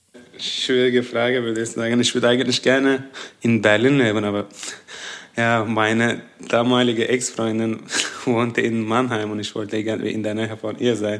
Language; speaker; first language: German; non-native, fluent; Turkish